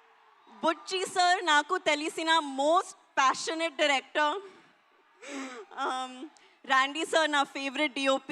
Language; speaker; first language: Telugu; non-native, learner; Hindi